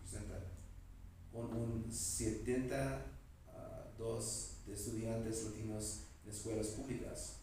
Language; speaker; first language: Spanish; non-native, learner; English